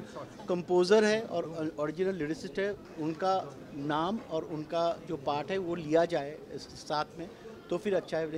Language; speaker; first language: Hindi; non-native, local second language; Bangla